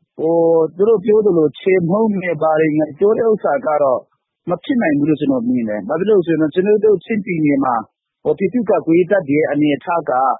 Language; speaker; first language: Burmese; non-native, local second language; Hakha Chin